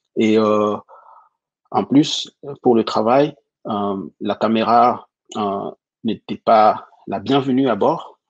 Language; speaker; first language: French; non-native, local second language; Lingala